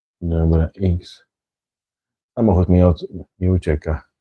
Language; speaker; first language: Polish; native; Polish